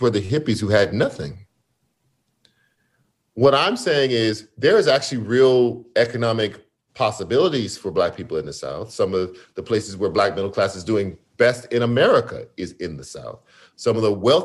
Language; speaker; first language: English; native; English